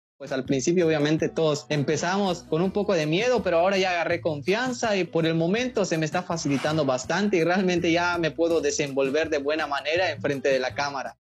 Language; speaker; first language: Spanish; non-native, local second language; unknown